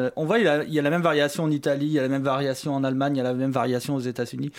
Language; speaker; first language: French; native; French